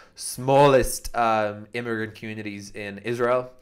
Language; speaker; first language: English; native; English